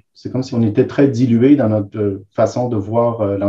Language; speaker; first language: French; native; French